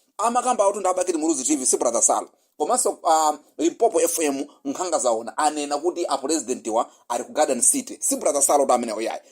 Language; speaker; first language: Nyanja; non-native, local second language; Yao